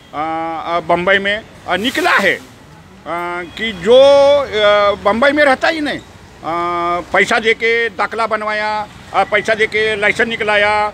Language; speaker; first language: Hindi; non-native, local second language; Marathi